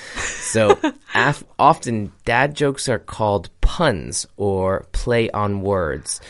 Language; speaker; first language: English; native; English